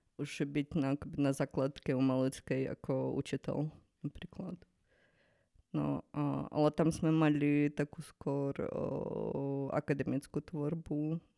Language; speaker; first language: Slovak; non-native, fluent; Ukrainian